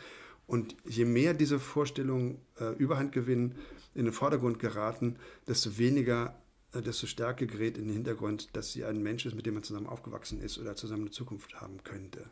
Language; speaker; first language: German; native; German